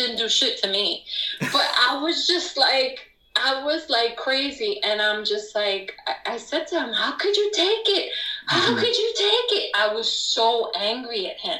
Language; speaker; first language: English; non-native, fluent; Spanish